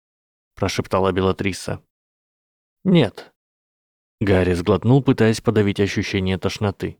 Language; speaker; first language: Russian; native; Russian